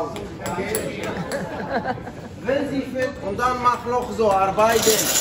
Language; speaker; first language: German; non-native, learner; Arabic